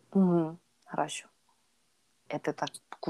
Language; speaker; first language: Russian; non-native, learner; Korean